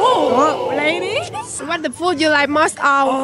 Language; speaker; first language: English; non-native, learner; Vietnamese